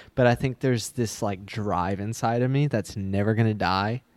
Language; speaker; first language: English; native; English